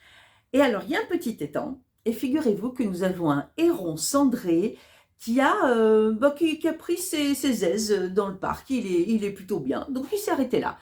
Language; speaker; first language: French; native; French